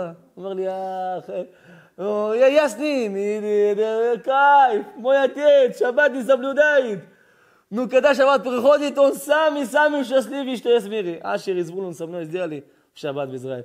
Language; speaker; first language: Russian; early bilingual, heritage; Russian